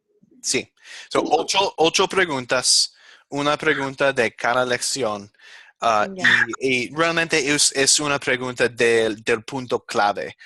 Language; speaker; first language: Spanish; non-native, fluent; English